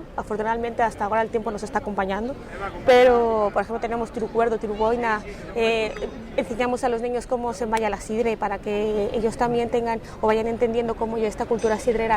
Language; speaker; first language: Spanish; native; Spanish